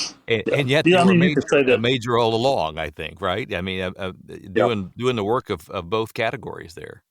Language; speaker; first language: English; native; English